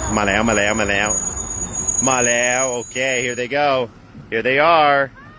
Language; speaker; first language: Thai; non-native, fluent; English